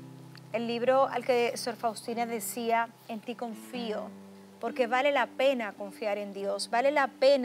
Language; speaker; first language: Spanish; native; Spanish